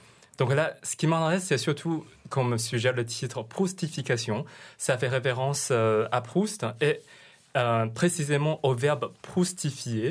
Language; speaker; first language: French; non-native, fluent; Chinese